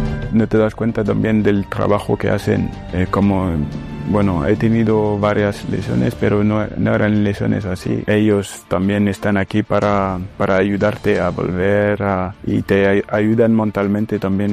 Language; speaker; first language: Spanish; non-native, fluent; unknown